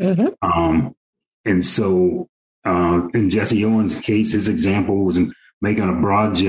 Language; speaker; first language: English; native; English